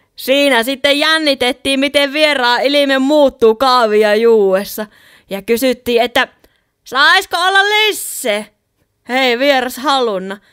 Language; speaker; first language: Finnish; native; Finnish